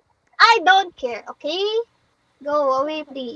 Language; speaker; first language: English; non-native, local second language; Filipino